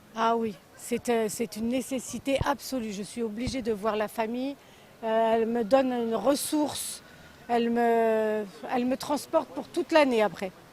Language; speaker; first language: French; native; French